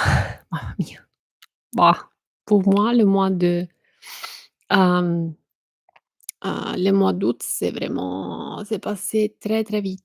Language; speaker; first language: French; non-native, fluent; Italian